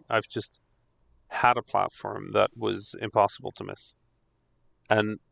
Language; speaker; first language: English; non-native, fluent; Dutch